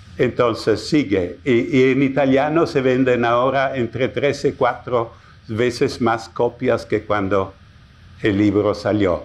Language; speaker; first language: Spanish; non-native, fluent; Italian